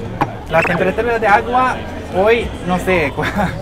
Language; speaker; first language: Spanish; non-native, learner; Japanese